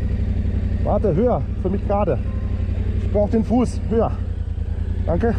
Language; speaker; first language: German; native; German